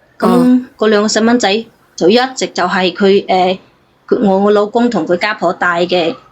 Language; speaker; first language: Cantonese; native; Cantonese